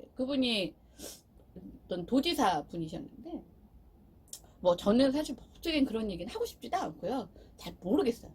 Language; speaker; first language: Korean; native; Korean